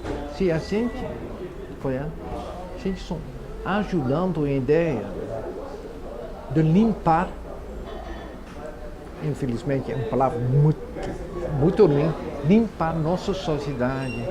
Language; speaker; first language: Portuguese; non-native, fluent; Dutch